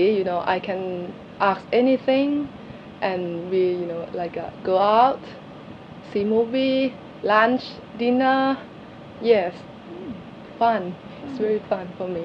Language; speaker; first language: English; non-native, learner; Thai